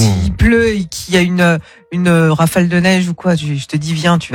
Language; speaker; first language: French; native; French